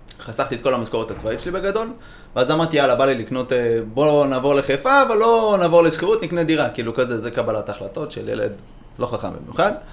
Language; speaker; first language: Hebrew; native; Hebrew